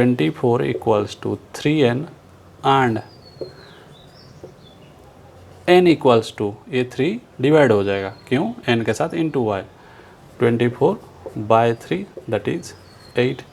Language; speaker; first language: Hindi; non-native, local second language; Odia